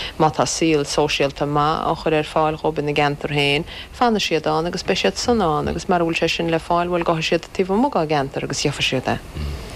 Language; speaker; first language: Irish; native; Irish